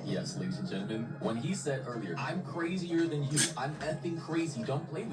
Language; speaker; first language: English; native; English